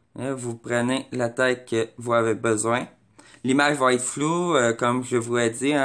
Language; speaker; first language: French; native; French